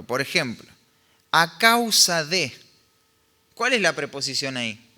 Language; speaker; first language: Spanish; native; Spanish